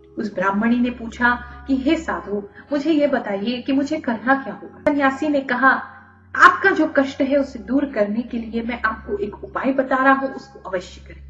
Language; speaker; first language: Hindi; native; Hindi